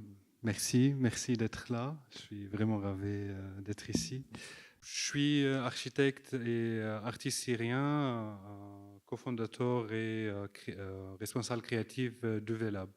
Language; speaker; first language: French; non-native, fluent; Arabic